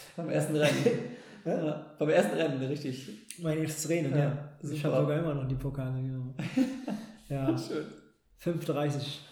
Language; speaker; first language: German; non-native, fluent; Amharic